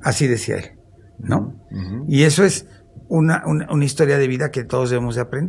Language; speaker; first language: Spanish; native; Spanish